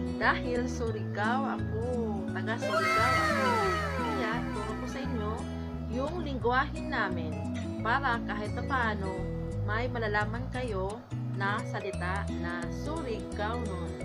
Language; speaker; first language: Filipino; non-native, local second language; Surigaonon